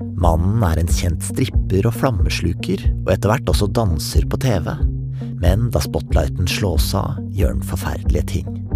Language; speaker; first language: Norwegian; native; Norwegian